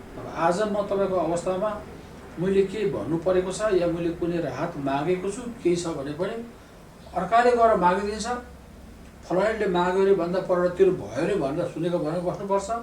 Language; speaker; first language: Nepali; native; Nepali